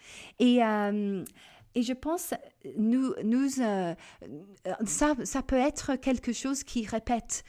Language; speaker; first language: French; non-native, fluent; English